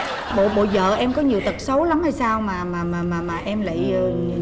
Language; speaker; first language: Vietnamese; native; Vietnamese